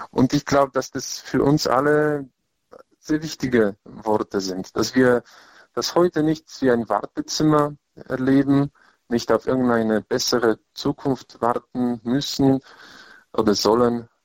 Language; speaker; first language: German; non-native, fluent; Polish